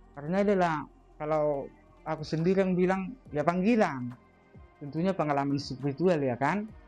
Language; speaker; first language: Indonesian; native; Indonesian